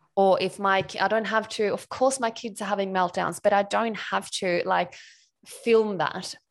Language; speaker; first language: English; non-native, fluent; Swedish